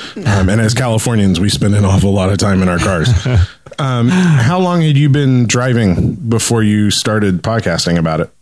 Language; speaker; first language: English; native; English